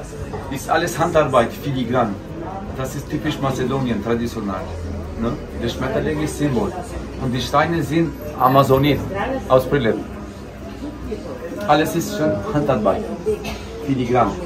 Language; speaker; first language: German; non-native, learner; Macedonian